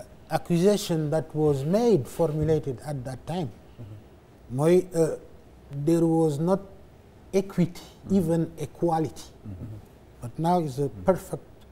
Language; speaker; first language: English; non-native, fluent; Wolof